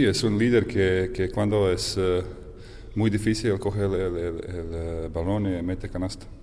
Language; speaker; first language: Spanish; non-native, fluent; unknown